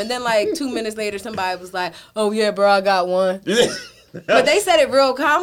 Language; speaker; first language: English; native; English